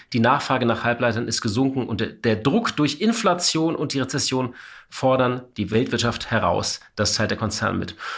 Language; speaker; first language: German; native; German